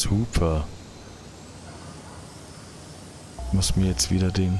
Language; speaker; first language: German; native; German